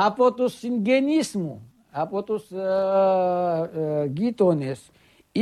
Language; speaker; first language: Greek; early bilingual, heritage; Greek